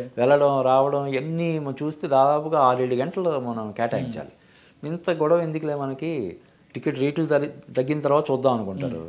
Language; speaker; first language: Telugu; native; Telugu